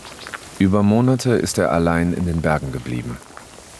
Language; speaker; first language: German; native; German